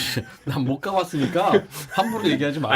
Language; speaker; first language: Korean; native; Korean